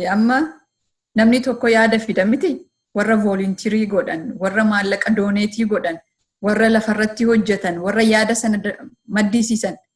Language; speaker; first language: Oromo; early bilingual, heritage; Oromo